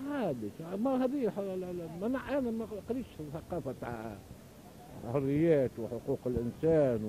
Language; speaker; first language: Arabic; native; Arabic